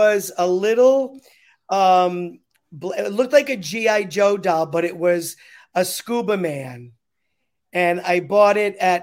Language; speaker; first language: English; native; English